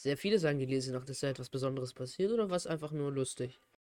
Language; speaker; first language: German; native; German